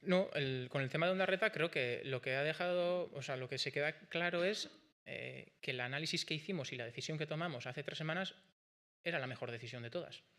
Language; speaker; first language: Spanish; non-native, local second language; Basque